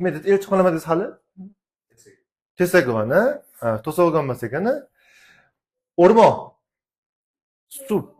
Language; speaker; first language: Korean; non-native, fluent; Uzbek